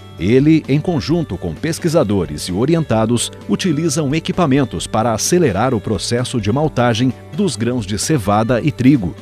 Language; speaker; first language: Portuguese; native; Portuguese